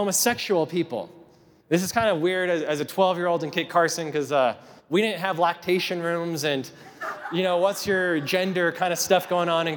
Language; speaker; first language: English; native; English